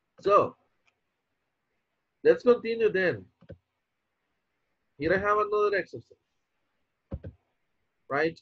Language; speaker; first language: English; non-native, fluent; Spanish